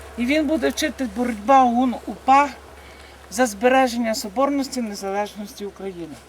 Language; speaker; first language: Ukrainian; native; Ukrainian